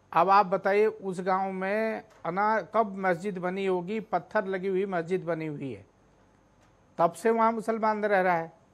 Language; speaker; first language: Hindi; native; Hindi